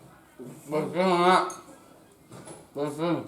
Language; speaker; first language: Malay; non-native, local second language; Sundanese